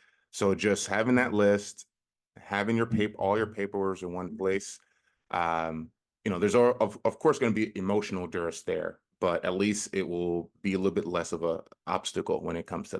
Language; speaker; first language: English; native; English